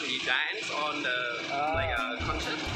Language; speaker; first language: English; non-native, learner; Khmer